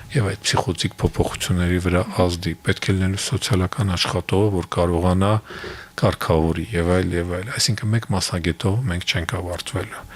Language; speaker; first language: Armenian; native; Armenian